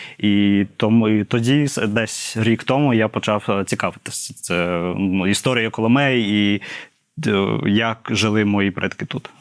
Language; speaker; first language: Ukrainian; non-native, fluent; English